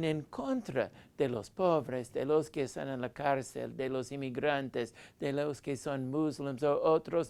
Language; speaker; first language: Spanish; non-native, fluent; English